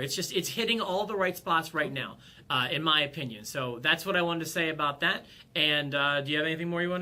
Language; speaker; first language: English; native; English